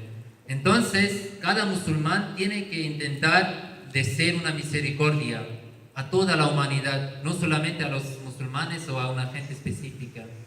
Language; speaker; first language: Spanish; non-native, learner; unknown